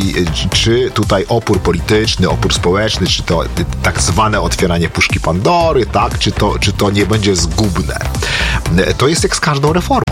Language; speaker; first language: Polish; native; Polish